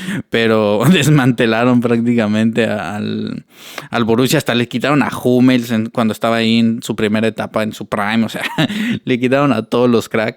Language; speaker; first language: Spanish; native; Spanish